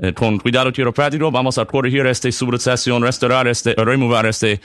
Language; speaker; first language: Spanish; non-native, learner; English